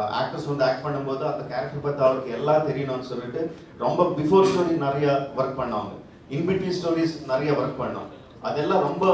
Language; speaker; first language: Tamil; non-native, local second language; Telugu